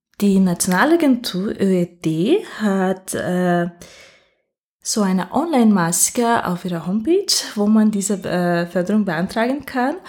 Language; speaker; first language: German; non-native, fluent; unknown